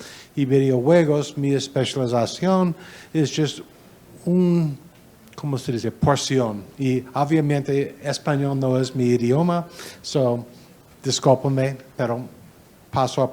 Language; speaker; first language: Spanish; non-native, learner; English